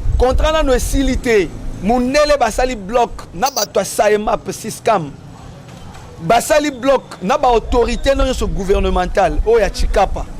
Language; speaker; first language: Lingala; non-native, local second language; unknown